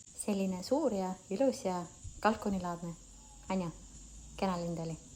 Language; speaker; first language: Estonian; native; Estonian